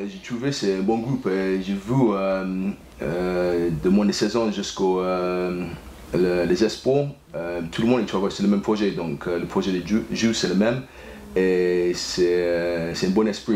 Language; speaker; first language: French; non-native, fluent; English